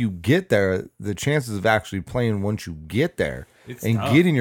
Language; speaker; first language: English; native; English